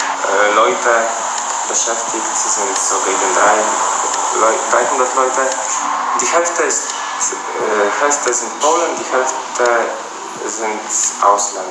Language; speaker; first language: German; non-native, fluent; Polish